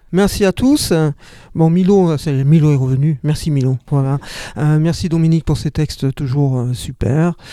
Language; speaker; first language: French; native; French